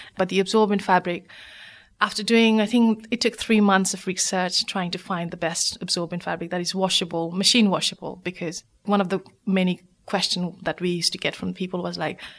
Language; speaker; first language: English; non-native, local second language; Nepali